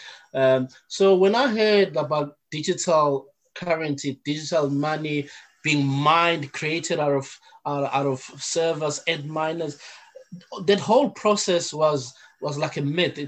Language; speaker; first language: English; non-native, local second language; Zulu